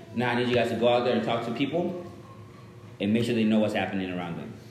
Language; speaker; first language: English; early bilingual, other home language; Shona